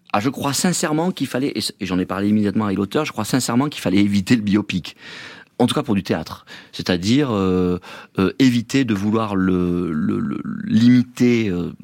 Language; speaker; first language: French; native; French